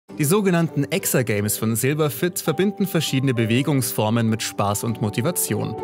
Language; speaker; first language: German; native; German